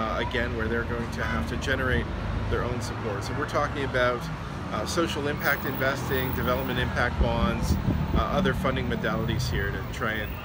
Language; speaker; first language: English; native; English